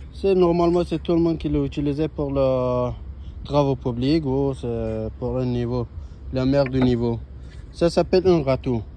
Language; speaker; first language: French; non-native, learner; Persian